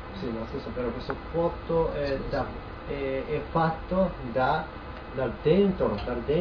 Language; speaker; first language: Italian; non-native, learner; Japanese